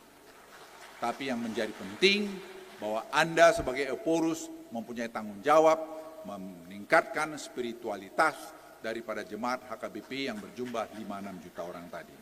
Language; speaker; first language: Indonesian; native; Indonesian